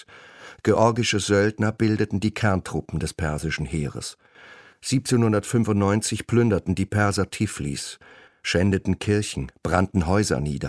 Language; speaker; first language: German; native; German